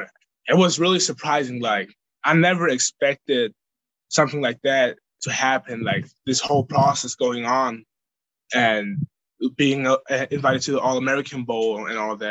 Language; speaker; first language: English; non-native, fluent; German